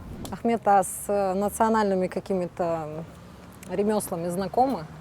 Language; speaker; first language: Russian; native; Russian